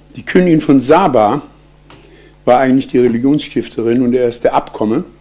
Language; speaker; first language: German; native; German